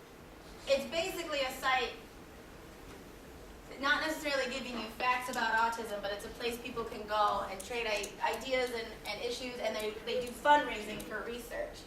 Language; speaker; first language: English; native; English